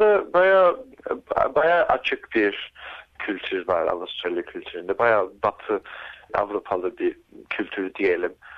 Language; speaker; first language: Turkish; early bilingual, heritage; Turkish